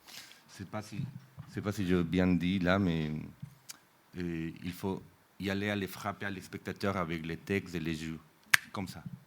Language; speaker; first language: French; non-native, fluent; Spanish